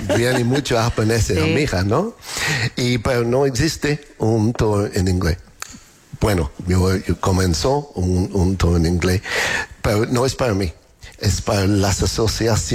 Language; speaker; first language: Spanish; non-native, learner; English